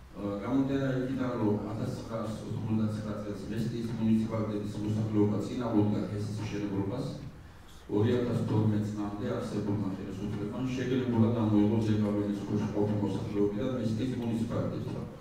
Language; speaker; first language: Georgian; non-native, local second language; Svan